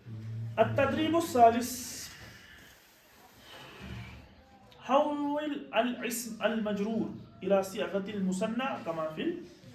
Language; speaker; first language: Arabic; non-native, fluent; Urdu